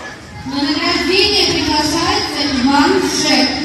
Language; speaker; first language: Russian; native; Russian